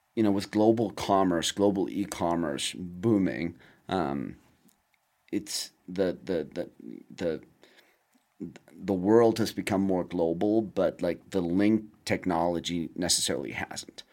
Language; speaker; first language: English; non-native, fluent; German